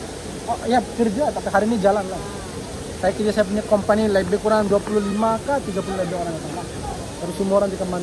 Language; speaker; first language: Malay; non-native, learner; Bangla